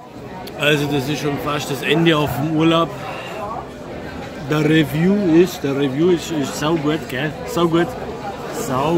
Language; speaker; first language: German; native; German